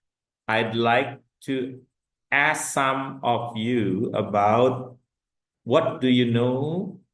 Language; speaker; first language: English; non-native, fluent; Indonesian